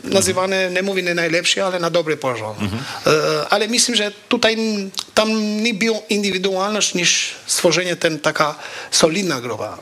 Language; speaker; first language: Polish; non-native, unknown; Albanian